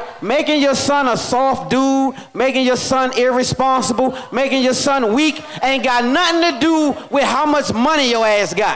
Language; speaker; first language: English; native; English